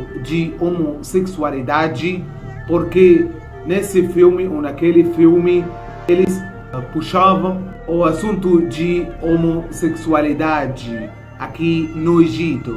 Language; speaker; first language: Portuguese; non-native, fluent; Arabic